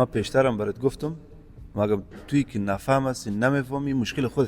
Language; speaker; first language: Persian; native; Persian